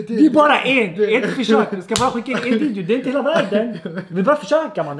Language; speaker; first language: Swedish; native; Swedish